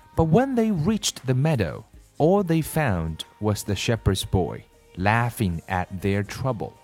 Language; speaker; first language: English; non-native, fluent; Chinese